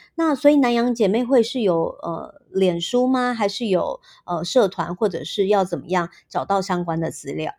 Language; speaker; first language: Chinese; native; Chinese